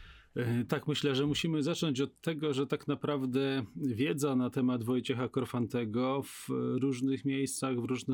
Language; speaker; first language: Polish; native; Polish